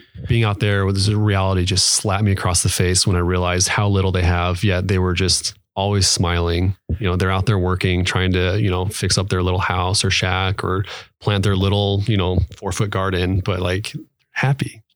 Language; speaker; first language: English; native; English